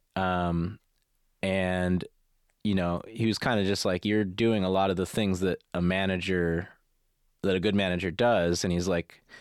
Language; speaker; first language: English; native; English